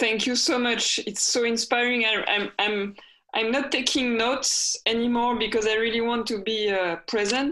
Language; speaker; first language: English; non-native, fluent; French